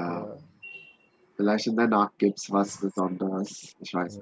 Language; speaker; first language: German; non-native, learner; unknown